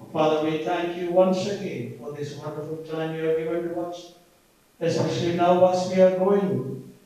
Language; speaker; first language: English; non-native, local second language; Malayalam